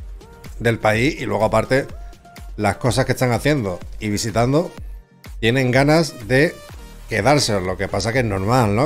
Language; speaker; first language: Spanish; native; Spanish